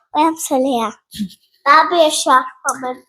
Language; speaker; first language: Albanian; early bilingual, heritage; Albanian